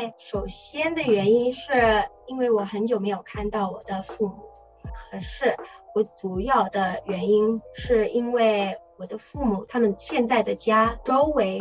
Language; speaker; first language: Chinese; early bilingual, heritage; English